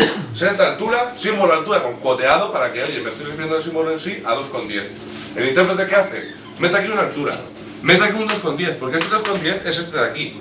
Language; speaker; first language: Spanish; native; Spanish